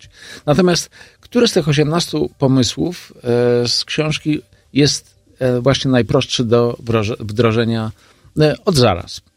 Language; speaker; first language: Polish; native; Polish